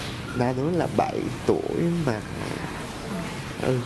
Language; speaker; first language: Vietnamese; non-native, fluent; Japanese